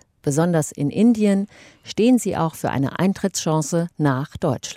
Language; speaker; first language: German; native; German